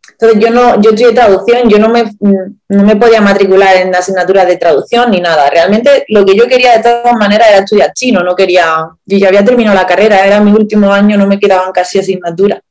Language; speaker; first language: Spanish; native; Spanish